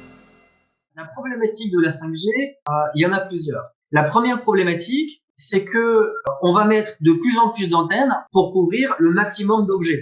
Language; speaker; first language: French; native; French